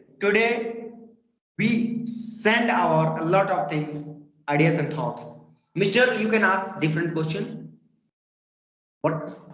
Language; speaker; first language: English; non-native, learner; Bhojpuri